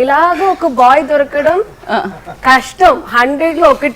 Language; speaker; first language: Telugu; non-native, learner; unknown